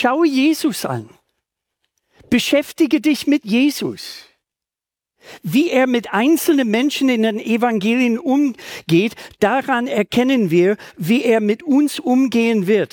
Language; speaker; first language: German; non-native, fluent; English